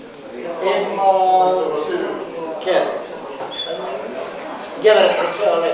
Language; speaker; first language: Hebrew; non-native, learner; Greek